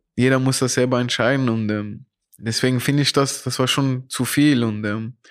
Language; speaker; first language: German; native; German